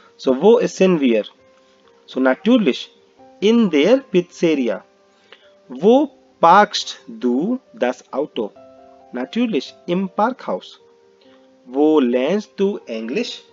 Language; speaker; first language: German; non-native, fluent; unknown